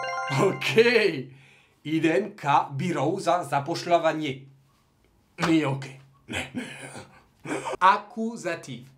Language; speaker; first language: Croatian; non-native, learner; French